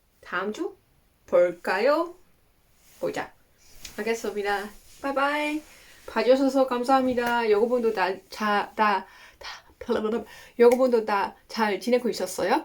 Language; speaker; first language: Korean; non-native, fluent; Dutch